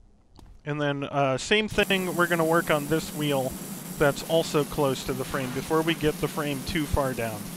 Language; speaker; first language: English; native; English